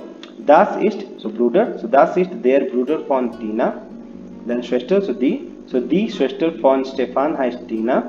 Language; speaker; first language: German; non-native, fluent; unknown